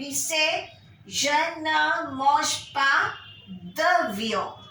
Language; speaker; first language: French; non-native, fluent; Bangla